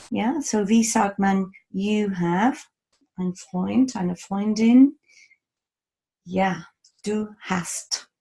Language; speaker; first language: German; non-native, fluent; English